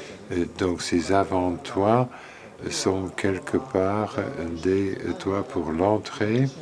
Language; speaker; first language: French; non-native, fluent; Polish